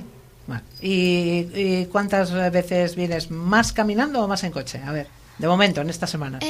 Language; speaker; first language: Spanish; native; Spanish